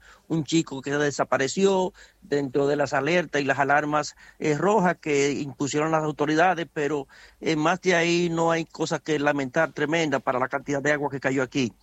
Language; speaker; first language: Spanish; native; Spanish